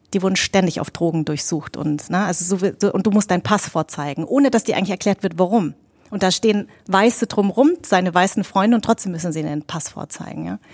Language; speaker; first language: German; native; German